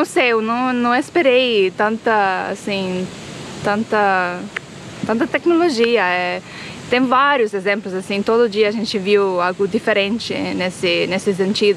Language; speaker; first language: Portuguese; non-native, fluent; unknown